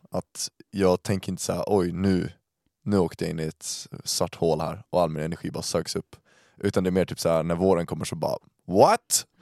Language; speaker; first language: Swedish; native; Swedish